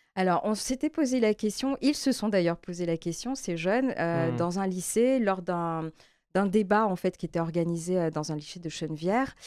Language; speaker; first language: French; native; French